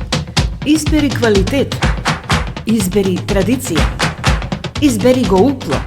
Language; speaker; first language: Macedonian; native; Macedonian